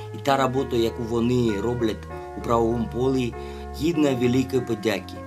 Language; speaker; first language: Ukrainian; non-native, fluent; Russian